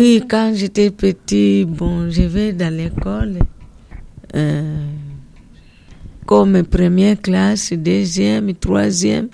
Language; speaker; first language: French; non-native, learner; Portuguese